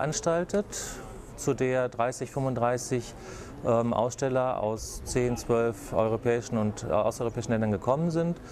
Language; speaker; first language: German; native; German